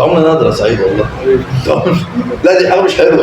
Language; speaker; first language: Arabic; native; Arabic